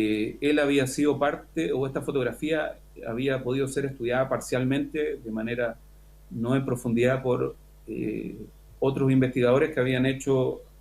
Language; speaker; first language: Spanish; native; Spanish